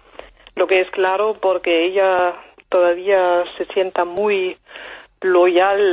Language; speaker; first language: Spanish; non-native, fluent; German